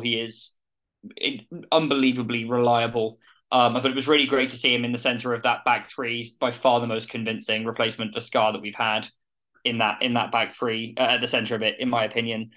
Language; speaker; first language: English; native; English